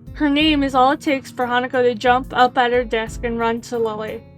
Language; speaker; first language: English; native; English